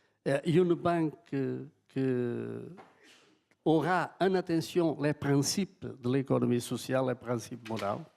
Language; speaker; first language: French; non-native, fluent; Portuguese